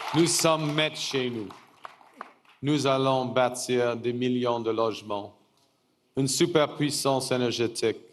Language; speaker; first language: French; non-native, fluent; English